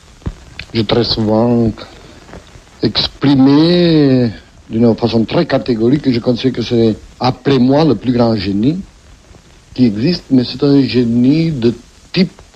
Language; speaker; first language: French; non-native, fluent; Catalan